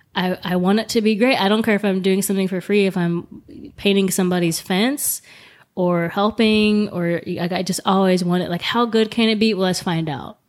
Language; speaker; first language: English; native; English